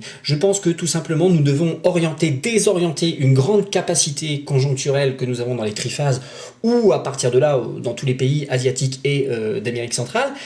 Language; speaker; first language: French; native; French